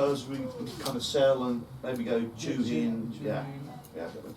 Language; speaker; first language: English; native; English